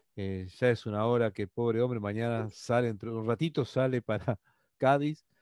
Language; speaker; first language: Spanish; native; Spanish